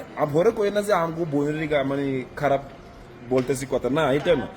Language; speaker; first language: Bangla; non-native, learner; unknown